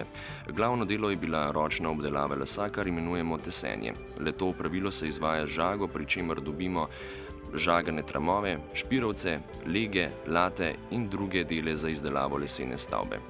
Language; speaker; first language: Slovenian; native; Slovenian